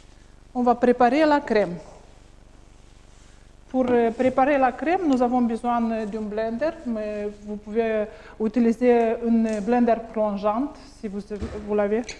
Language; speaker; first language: French; non-native, learner; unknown